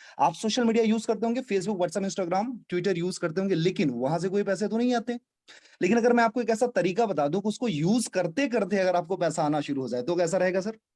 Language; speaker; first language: Hindi; native; Hindi